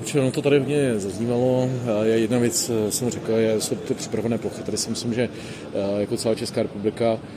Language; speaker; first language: Czech; native; Czech